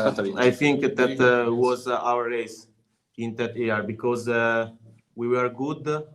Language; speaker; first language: English; non-native, learner; Italian